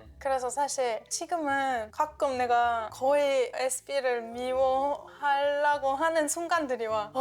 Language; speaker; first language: Korean; non-native, fluent; Turkish